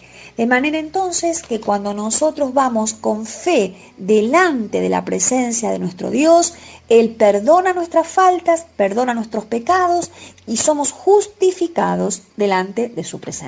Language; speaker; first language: Spanish; native; Spanish